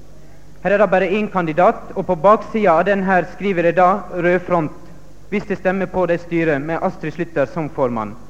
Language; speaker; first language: Norwegian; native; Norwegian